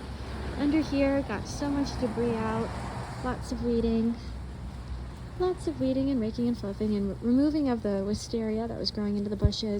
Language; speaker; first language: English; native; English